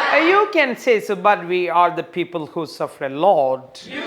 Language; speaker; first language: English; non-native, local second language; Malayalam